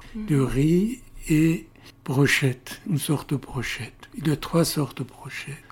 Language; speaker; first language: French; non-native, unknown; Persian